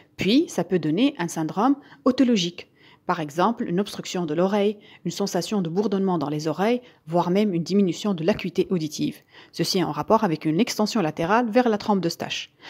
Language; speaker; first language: French; non-native, local second language; Arabic